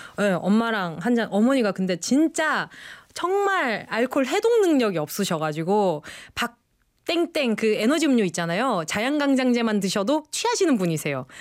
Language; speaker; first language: Korean; native; Korean